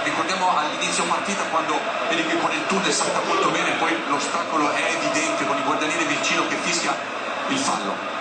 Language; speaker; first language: Italian; native; Italian